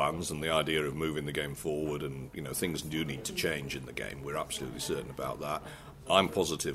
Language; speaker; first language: English; native; English